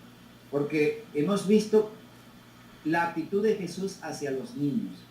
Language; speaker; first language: Spanish; native; Spanish